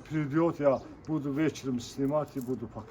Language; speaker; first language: Russian; non-native, local second language; Azerbaijani